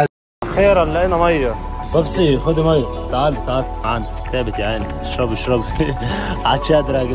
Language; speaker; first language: Arabic; native; Arabic